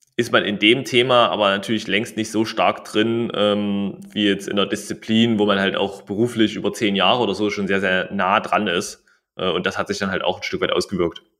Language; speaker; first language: German; native; German